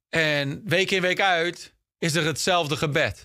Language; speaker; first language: Dutch; non-native, fluent; English